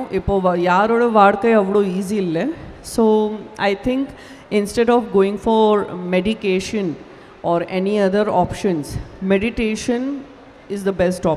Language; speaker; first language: Tamil; non-native, local second language; Gujarati